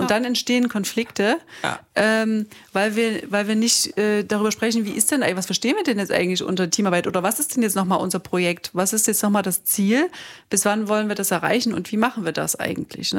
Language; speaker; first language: German; native; German